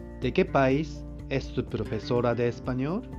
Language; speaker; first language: Spanish; non-native, fluent; Japanese